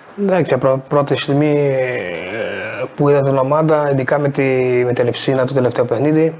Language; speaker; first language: Greek; non-native, fluent; Portuguese